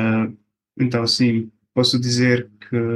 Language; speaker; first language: Portuguese; non-native, fluent; Bosnian